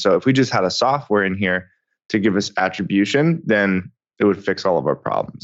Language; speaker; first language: English; native; English